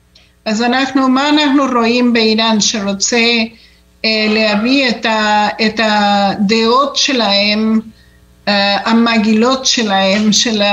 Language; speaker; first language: Hebrew; non-native, fluent; Spanish